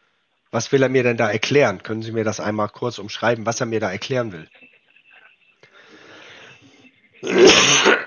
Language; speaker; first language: German; native; German